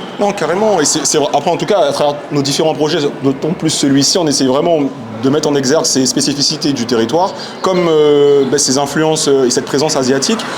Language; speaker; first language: French; native; French